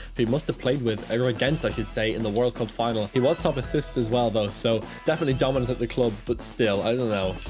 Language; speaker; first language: English; native; English